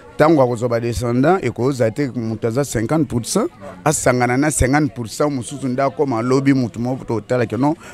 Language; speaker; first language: Lingala; non-native, local second language; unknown